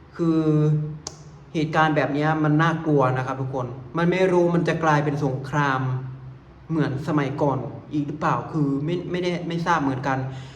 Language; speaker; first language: Thai; native; Thai